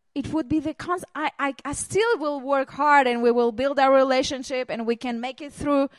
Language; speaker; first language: English; non-native, learner; Hebrew